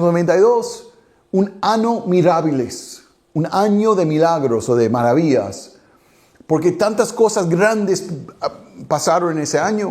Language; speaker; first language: Spanish; non-native, fluent; English